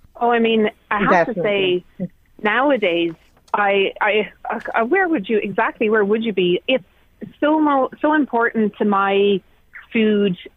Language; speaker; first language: English; native; English